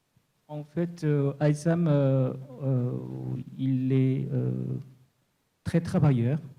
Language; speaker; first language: French; non-native, fluent; Korean